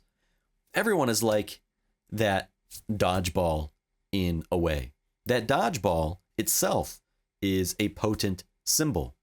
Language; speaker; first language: English; native; English